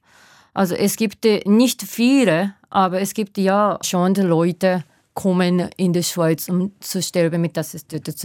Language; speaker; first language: German; non-native, fluent; Japanese